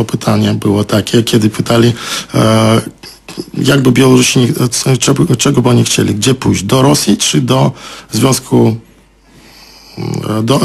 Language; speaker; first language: Polish; non-native, fluent; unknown